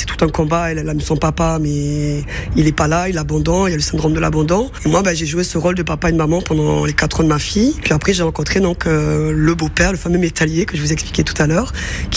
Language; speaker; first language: French; native; French